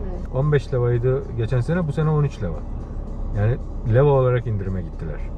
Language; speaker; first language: Turkish; early bilingual, heritage; Turkish